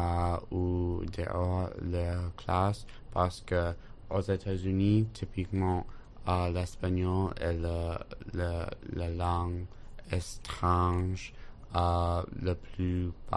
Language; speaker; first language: French; non-native, learner; English